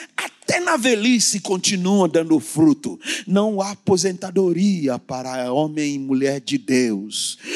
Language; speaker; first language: Portuguese; non-native, fluent; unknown